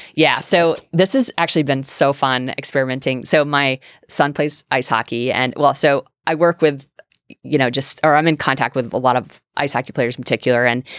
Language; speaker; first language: English; native; English